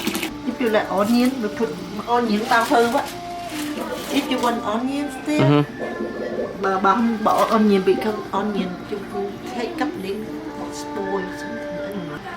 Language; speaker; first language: English; non-native, learner; Vietnamese